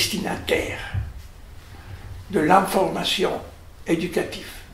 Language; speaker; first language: French; non-native, fluent; Italian